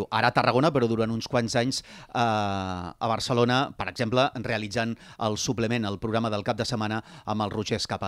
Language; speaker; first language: Catalan; native; Catalan